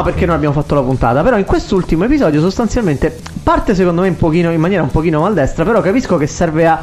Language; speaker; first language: Italian; native; Italian